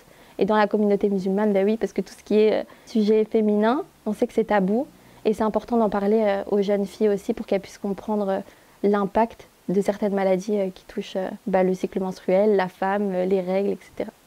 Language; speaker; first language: French; native; French